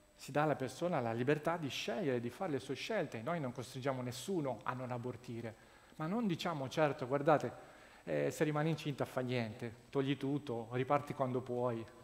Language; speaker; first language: Italian; non-native, fluent; Russian